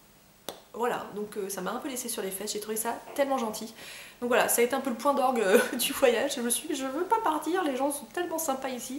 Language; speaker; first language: French; native; French